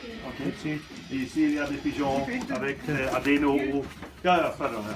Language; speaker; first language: French; non-native, learner; Dutch